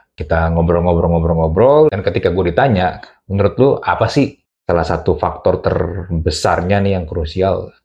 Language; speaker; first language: Indonesian; native; Indonesian